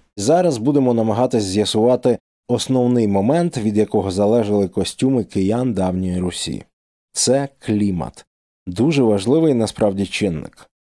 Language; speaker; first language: Ukrainian; native; Ukrainian